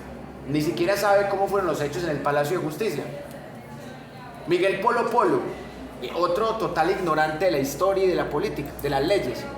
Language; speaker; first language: Spanish; native; Spanish